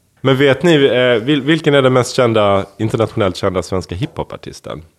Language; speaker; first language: Swedish; native; Swedish